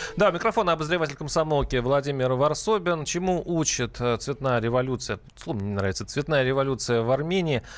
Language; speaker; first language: Russian; native; Russian